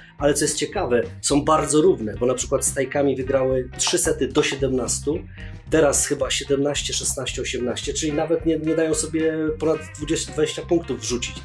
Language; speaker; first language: Polish; native; Polish